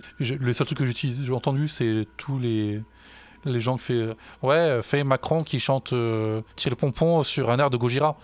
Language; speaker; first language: French; native; French